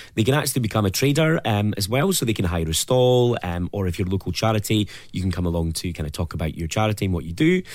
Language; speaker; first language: English; native; English